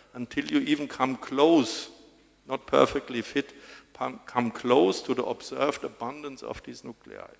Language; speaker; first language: English; non-native, fluent; German